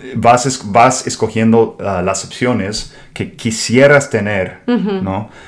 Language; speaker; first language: Spanish; non-native, fluent; English